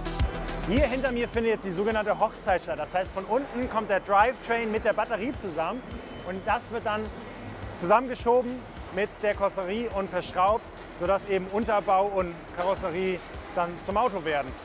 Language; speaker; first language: German; native; German